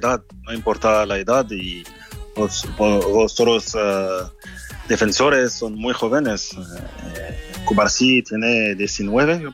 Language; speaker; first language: Spanish; non-native, fluent; French